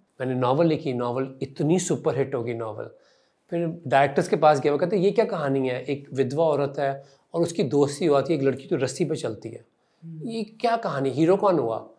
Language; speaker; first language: Hindi; non-native, local second language; Punjabi